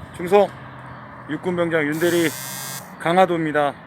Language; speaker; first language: Korean; native; Korean